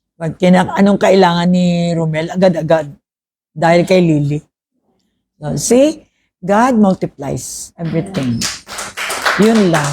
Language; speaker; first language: Filipino; non-native, local second language; Hiligaynon